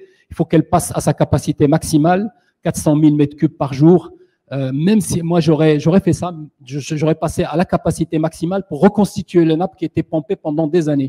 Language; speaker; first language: French; non-native, local second language; Arabic